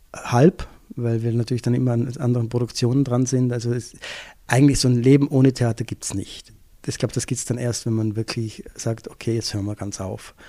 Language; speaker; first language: German; native; German